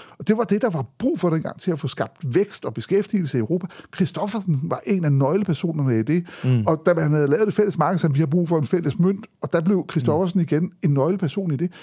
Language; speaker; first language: Danish; native; Danish